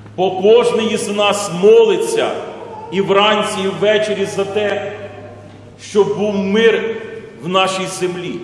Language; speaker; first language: Ukrainian; native; Ukrainian